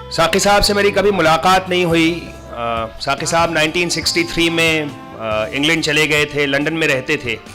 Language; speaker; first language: Urdu; native; Urdu